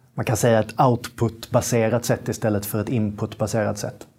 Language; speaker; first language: Swedish; native; Swedish